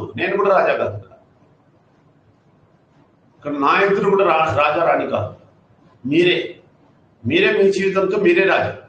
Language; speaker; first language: Telugu; non-native, fluent; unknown